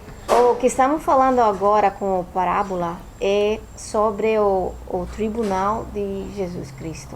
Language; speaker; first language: Portuguese; non-native, fluent; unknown